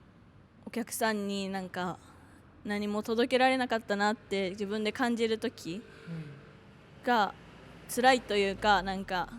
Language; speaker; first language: Japanese; native; Japanese